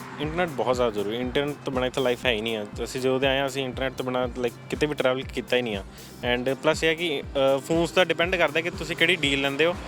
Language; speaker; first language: Punjabi; native; Punjabi